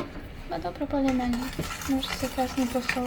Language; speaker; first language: Bosnian; native; Bosnian